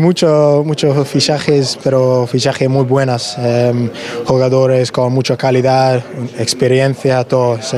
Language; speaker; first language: Spanish; non-native, learner; English